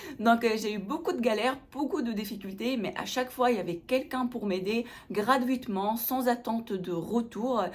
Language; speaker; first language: French; non-native, local second language; Arabic